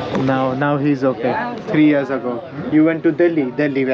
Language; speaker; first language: English; non-native, local second language; Hindi